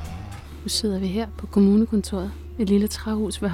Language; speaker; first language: Danish; native; Danish